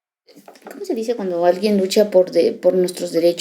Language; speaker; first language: Spanish; native; Spanish